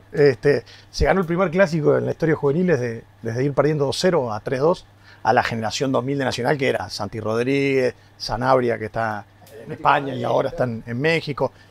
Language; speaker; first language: Spanish; native; Spanish